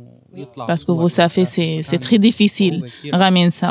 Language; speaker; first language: French; non-native, learner; Arabic